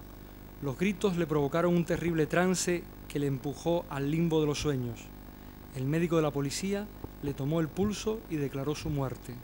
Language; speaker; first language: Spanish; native; Spanish